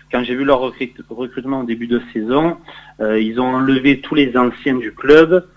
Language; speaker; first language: French; native; French